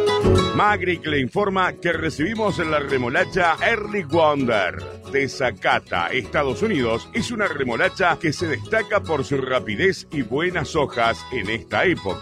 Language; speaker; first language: Spanish; native; Spanish